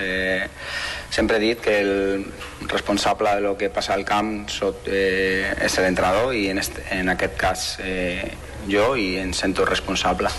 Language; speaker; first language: Catalan; non-native, fluent; Spanish